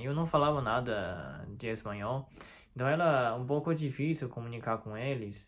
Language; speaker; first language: Portuguese; non-native, fluent; Chinese